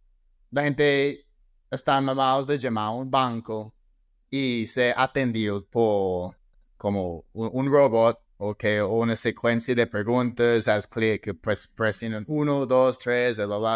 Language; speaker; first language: Spanish; non-native, fluent; English